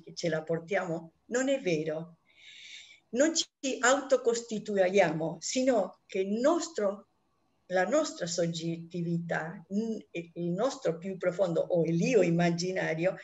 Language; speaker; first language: Italian; non-native, fluent; Spanish